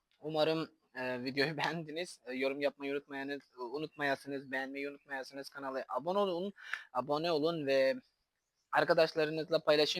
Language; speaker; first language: Turkish; non-native, fluent; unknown